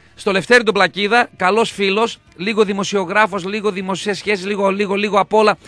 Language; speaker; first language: Greek; native; Greek